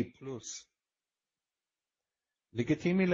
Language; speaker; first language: Hebrew; non-native, fluent; English